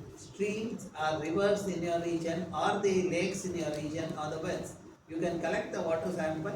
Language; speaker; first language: English; non-native, local second language; Kannada